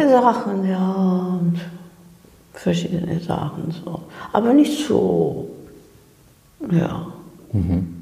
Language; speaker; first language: German; non-native, fluent; Spanish